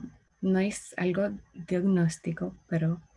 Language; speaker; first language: Spanish; non-native, learner; English